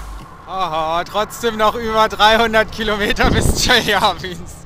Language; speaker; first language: German; native; German